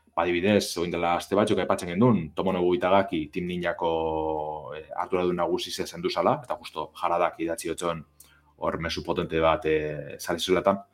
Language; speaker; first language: Basque; native; Basque